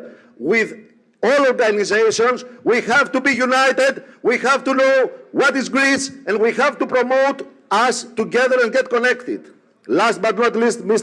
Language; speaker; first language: English; non-native, fluent; Greek